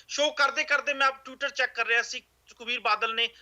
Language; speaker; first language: Hindi; non-native, local second language; Punjabi